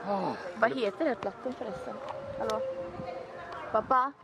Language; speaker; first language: Swedish; early bilingual, other home language; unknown